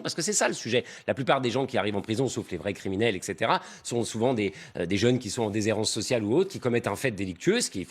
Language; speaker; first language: French; native; French